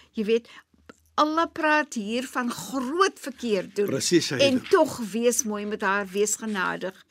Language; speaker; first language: Afrikaans; native; Afrikaans